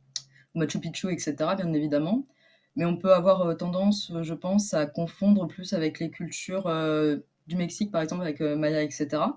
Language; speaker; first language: French; native; French